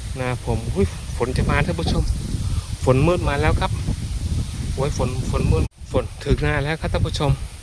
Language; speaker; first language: Thai; non-native, local second language; Northeastern Thai